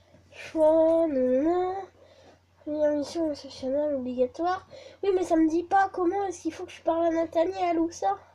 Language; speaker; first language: French; native; French